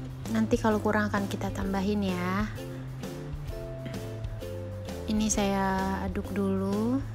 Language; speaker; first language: Indonesian; native; Indonesian